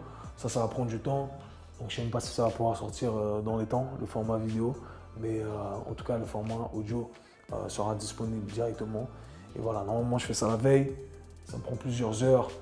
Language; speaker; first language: French; native; French